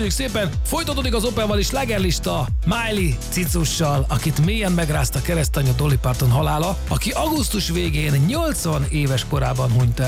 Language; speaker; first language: Hungarian; native; Hungarian